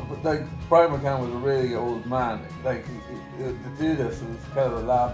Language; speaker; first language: English; native; English